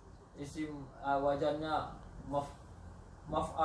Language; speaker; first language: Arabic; non-native, learner; Indonesian